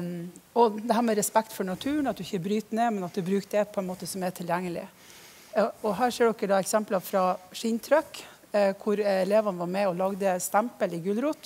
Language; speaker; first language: Norwegian; native; Norwegian